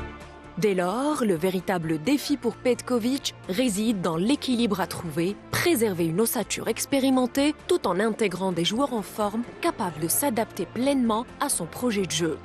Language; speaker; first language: French; native; French